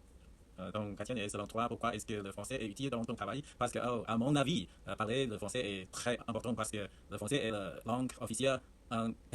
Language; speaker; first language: French; non-native, learner; Chinese